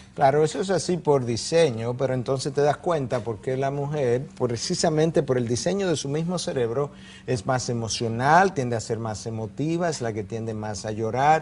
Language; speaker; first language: Spanish; native; Spanish